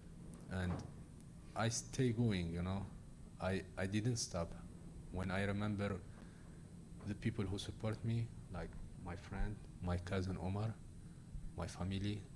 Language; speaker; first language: English; non-native, learner; Arabic